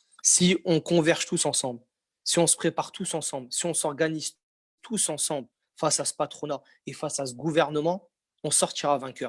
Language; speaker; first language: French; native; French